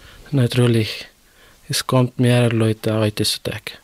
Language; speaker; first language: German; non-native, learner; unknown